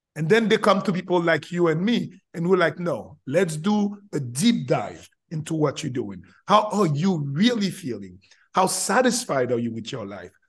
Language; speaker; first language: English; non-native, fluent; Haitian Creole